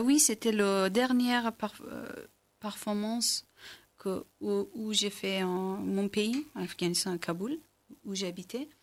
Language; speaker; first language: French; non-native, learner; Persian